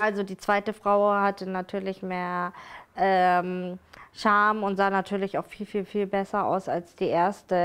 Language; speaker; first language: German; native; German